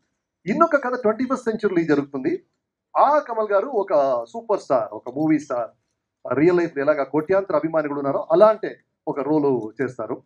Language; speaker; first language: Telugu; non-native, local second language; Kannada